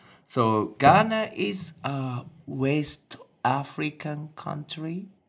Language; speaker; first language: English; non-native, learner; Japanese